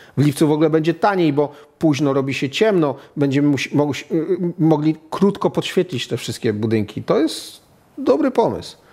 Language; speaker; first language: Polish; native; Polish